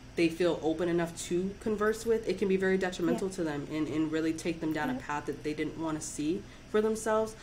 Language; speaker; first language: English; native; English